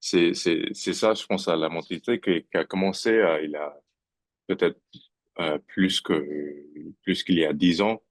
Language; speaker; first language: French; non-native, fluent; English